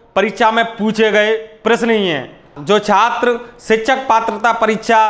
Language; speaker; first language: Hindi; native; Hindi